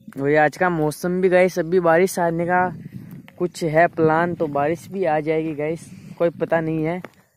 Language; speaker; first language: Hindi; native; Hindi